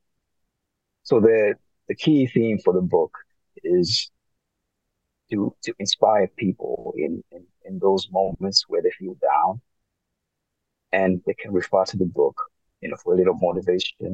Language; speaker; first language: English; non-native, local second language; Tumbuka